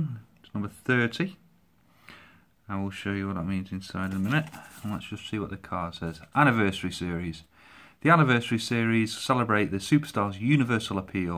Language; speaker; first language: English; native; English